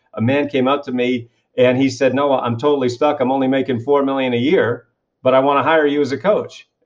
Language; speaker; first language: English; native; English